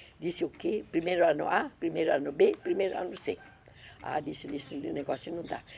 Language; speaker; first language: Portuguese; native; Portuguese